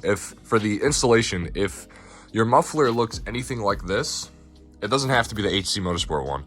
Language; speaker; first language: English; native; English